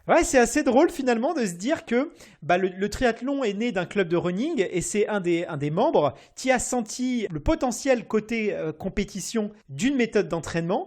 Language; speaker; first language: French; native; French